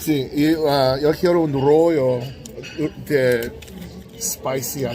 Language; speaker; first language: Spanish; non-native, learner; English